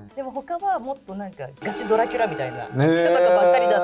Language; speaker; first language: Japanese; native; Japanese